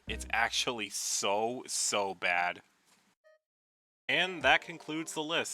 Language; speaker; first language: English; native; English